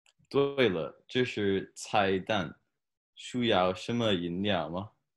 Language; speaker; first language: Chinese; non-native, learner; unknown